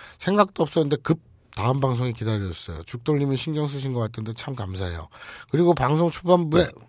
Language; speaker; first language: Korean; native; Korean